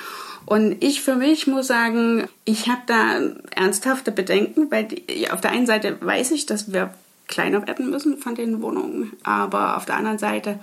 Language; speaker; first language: German; native; German